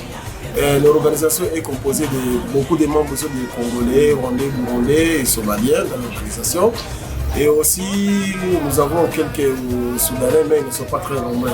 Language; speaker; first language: French; non-native, local second language; Swahili